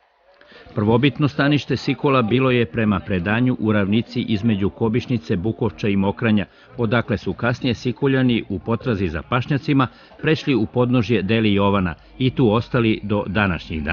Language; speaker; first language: Serbian; native; Serbian